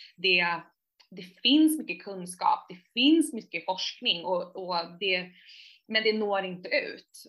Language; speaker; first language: Swedish; native; Swedish